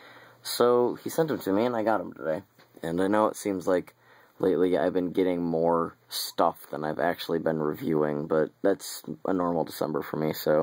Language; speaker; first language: English; native; English